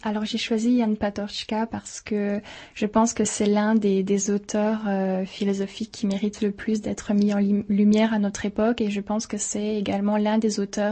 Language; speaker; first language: French; native; French